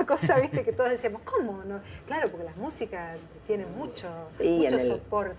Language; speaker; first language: Spanish; native; Spanish